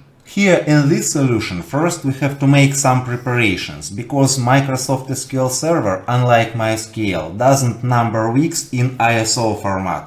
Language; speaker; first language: English; non-native, fluent; Russian